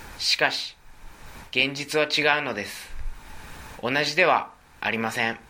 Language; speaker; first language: Japanese; native; Japanese